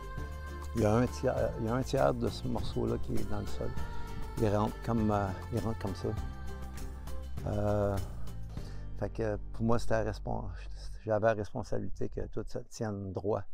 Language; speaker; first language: French; native; French